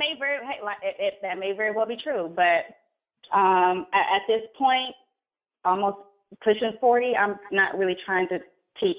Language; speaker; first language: English; native; English